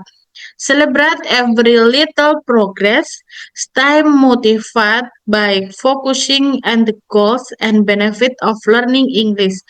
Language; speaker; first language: English; non-native, learner; Indonesian